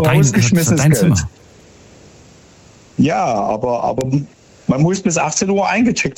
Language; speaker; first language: German; native; German